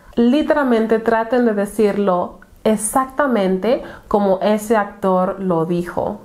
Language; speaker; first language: Spanish; non-native, fluent; English